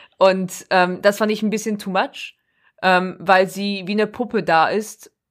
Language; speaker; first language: German; early bilingual, other home language; Polish